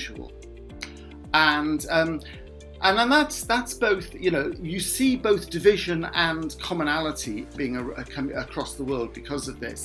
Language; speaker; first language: English; native; English